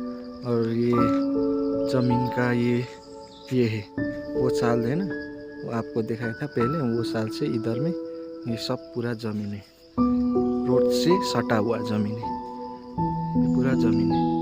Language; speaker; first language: Hindi; non-native, local second language; Nepali